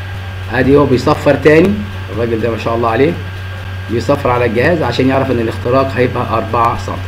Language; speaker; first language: Arabic; native; Arabic